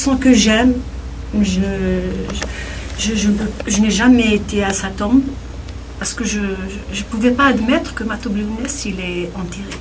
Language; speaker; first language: French; non-native, local second language; Kabyle